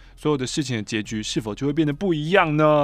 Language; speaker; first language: Chinese; native; Chinese